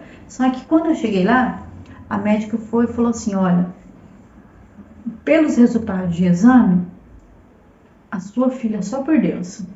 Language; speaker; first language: Portuguese; native; Portuguese